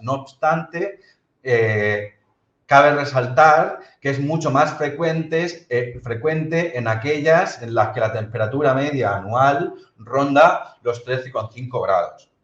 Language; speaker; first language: Spanish; native; Spanish